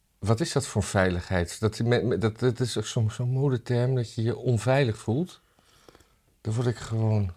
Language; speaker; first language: Dutch; native; Dutch